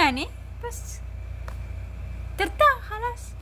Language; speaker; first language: Arabic; non-native, learner; Amharic